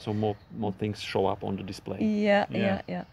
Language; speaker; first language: English; non-native, fluent; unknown